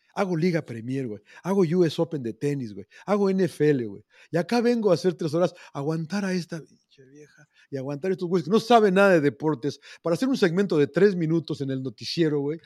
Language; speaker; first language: Spanish; native; Spanish